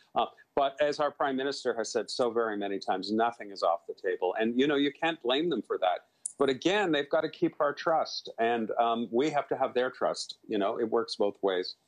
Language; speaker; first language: English; native; English